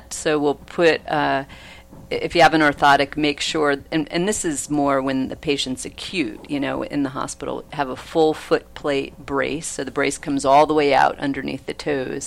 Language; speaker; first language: English; native; English